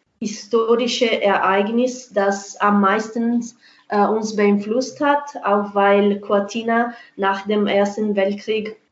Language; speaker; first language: German; non-native, fluent; Italian